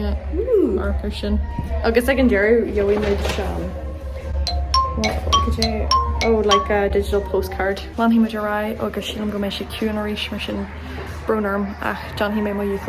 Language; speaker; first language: Irish; non-native, learner; English